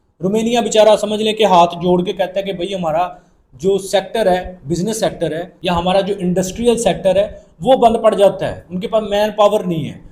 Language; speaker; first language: Urdu; non-native, local second language; Punjabi